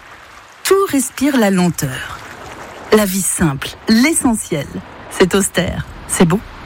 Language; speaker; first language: French; native; French